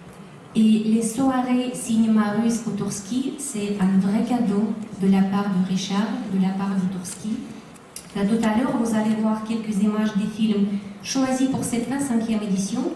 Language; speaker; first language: French; non-native, fluent; Russian